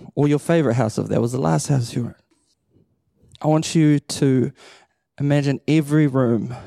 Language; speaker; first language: English; native; English